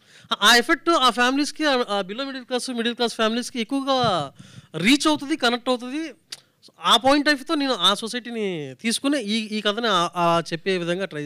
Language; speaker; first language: Telugu; native; Telugu